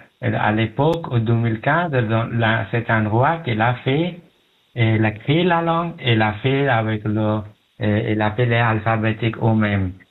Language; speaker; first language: French; non-native, learner; Pashto